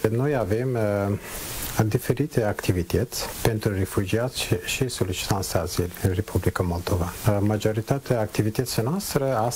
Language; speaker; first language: Romanian; non-native, learner; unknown